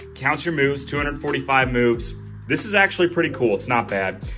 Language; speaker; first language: English; native; English